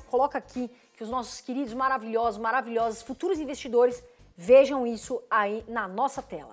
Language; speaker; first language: Portuguese; native; Portuguese